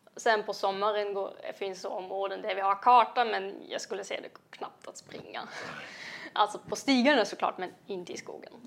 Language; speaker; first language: Swedish; non-native, fluent; German